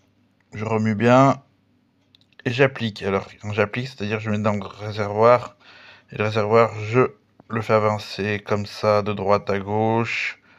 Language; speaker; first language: French; native; French